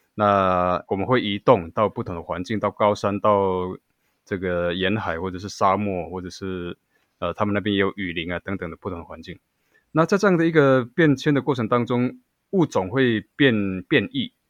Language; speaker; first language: Chinese; native; Chinese